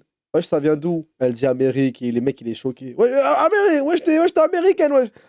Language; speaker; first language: French; native; French